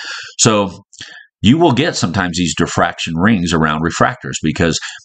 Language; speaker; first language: English; native; English